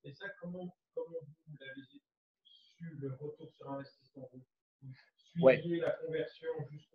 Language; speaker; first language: French; native; French